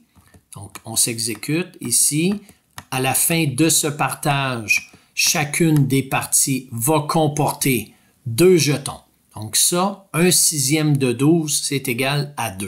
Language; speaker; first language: French; native; French